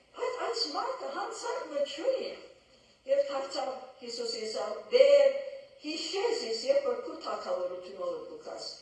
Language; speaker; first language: Armenian; early bilingual, heritage; Armenian